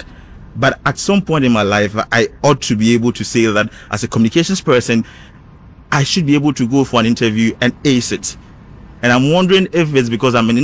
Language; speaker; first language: English; non-native, local second language; Ewe